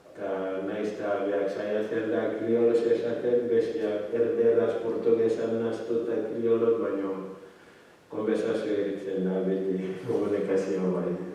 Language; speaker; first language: Basque; non-native, learner; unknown